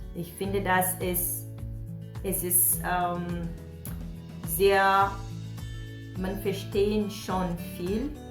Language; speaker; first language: German; non-native, learner; Portuguese